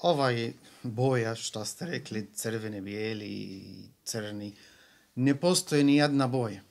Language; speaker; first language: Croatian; non-native, learner; Arabic